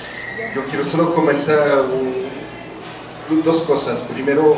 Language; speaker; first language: Spanish; non-native, fluent; French